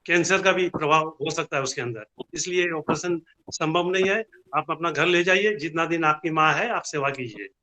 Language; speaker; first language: Hindi; non-native, local second language; Bangla